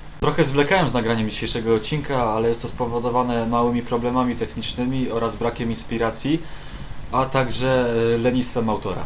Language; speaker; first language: Polish; native; Polish